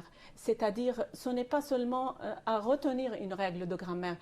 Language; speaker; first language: French; non-native, fluent; Arabic